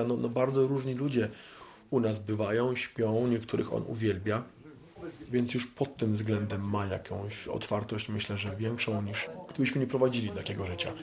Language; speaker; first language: Polish; native; Polish